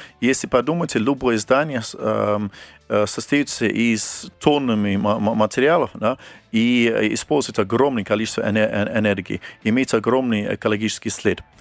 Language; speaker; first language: Russian; non-native, fluent; English